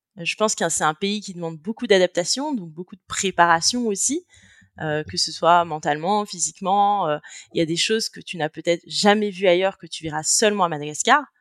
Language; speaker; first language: French; native; French